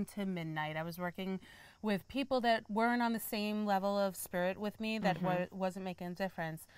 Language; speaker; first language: English; native; English